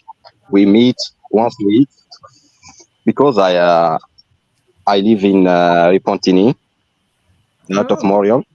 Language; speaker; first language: English; non-native, learner; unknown